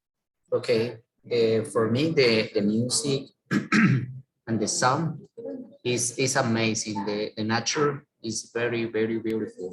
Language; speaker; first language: English; non-native, learner; Spanish